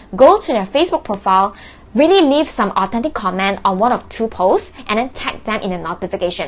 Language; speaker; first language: English; non-native, local second language; Chinese